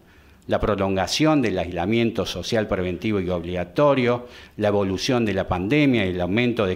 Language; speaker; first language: Spanish; native; Spanish